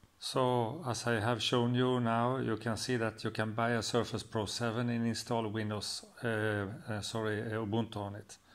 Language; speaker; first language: English; non-native, fluent; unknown